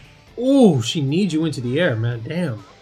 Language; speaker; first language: English; native; English